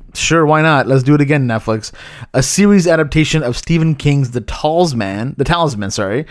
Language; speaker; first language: English; early bilingual, other home language; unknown